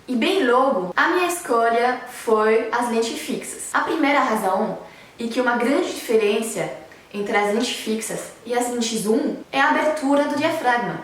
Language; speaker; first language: Portuguese; non-native, fluent; French